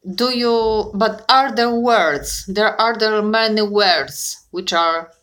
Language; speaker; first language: English; non-native, fluent; Polish